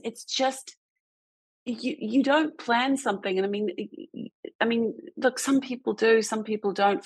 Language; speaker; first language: English; native; English